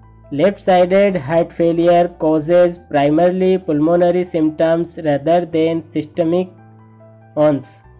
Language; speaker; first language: English; non-native, local second language; Hindi